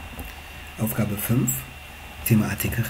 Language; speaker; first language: German; non-native, fluent; Tigrinya